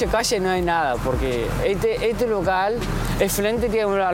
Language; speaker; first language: Spanish; non-native, learner; Chinese